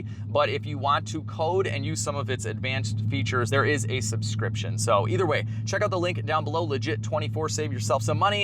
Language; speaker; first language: English; native; English